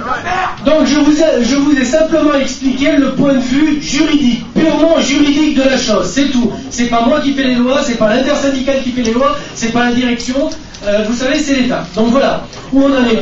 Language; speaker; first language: French; native; French